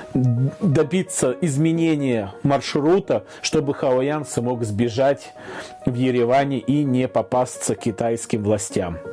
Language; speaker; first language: Russian; native; Russian